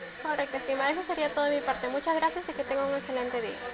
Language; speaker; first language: Spanish; native; Spanish